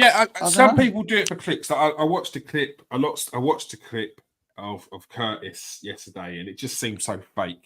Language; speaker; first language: English; native; English